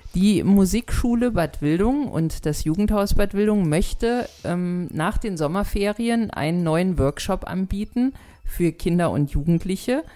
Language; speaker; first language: German; native; German